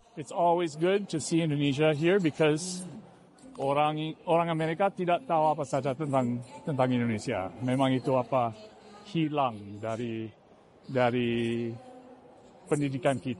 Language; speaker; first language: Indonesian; non-native, fluent; English